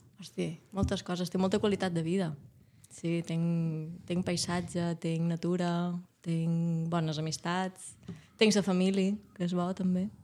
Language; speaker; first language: Catalan; native; Catalan